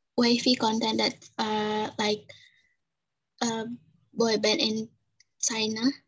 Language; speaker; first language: English; non-native, local second language; Indonesian